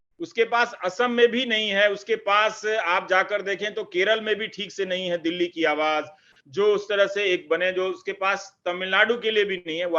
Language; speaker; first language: Hindi; native; Hindi